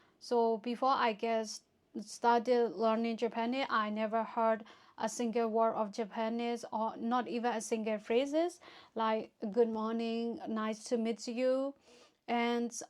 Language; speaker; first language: English; non-native, fluent; Burmese